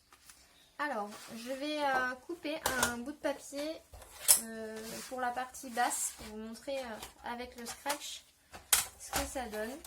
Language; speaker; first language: French; native; French